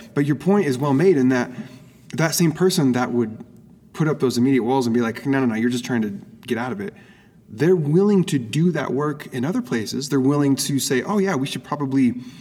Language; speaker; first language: English; native; English